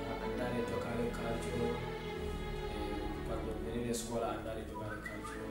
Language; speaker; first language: Italian; non-native, learner; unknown